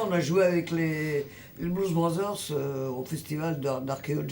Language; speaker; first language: French; native; French